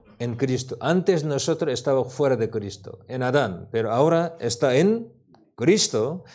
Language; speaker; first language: Spanish; non-native, learner; Korean